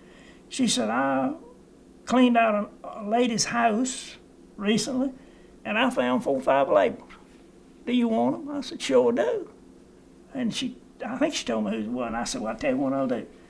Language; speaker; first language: English; native; English